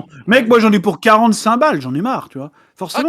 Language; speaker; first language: French; native; French